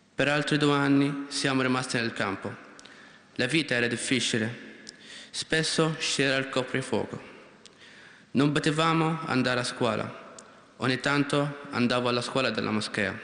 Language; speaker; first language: Italian; non-native, learner; Arabic